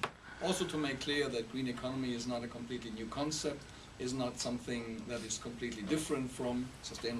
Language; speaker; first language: English; non-native, fluent; German